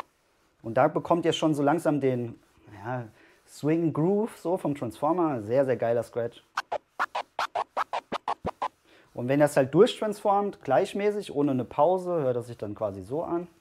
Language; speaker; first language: German; native; German